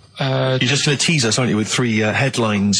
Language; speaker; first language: English; native; English